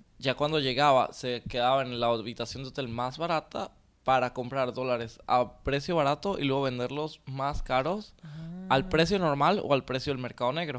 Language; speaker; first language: Spanish; native; Spanish